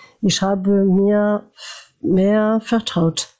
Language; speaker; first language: German; non-native, fluent; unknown